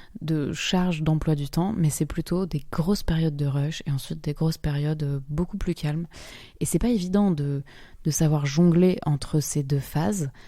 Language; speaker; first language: French; native; French